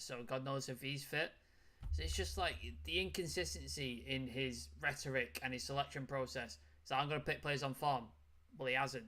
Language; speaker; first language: English; native; English